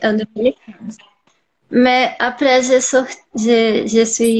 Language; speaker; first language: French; non-native, learner; Portuguese